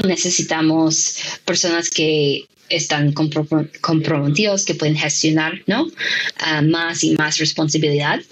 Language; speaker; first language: Spanish; non-native, fluent; English